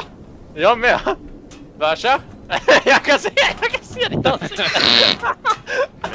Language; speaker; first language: Swedish; native; Swedish